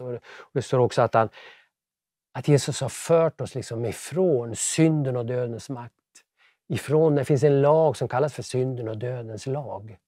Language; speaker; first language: Swedish; native; Swedish